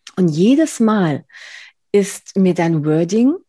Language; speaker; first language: German; non-native, fluent; Spanish